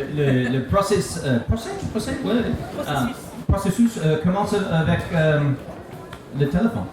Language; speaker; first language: French; non-native, learner; English